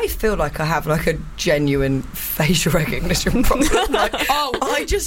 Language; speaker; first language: English; native; English